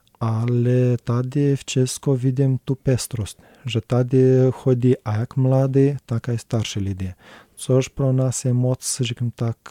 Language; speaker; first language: Czech; non-native, learner; Romanian